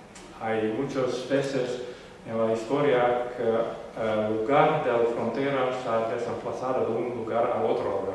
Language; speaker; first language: Spanish; non-native, learner; Western Frisian